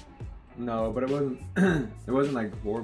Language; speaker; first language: English; native; English